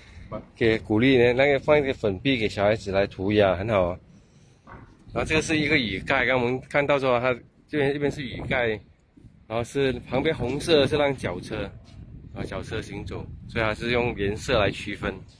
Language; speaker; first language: Chinese; native; Chinese